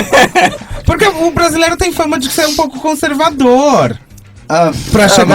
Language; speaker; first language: Portuguese; native; Portuguese